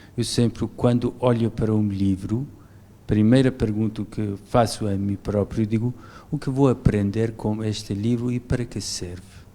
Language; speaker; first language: Portuguese; non-native, fluent; Persian